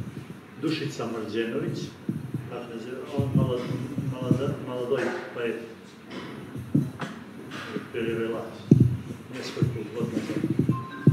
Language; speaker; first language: Russian; non-native, learner; Serbian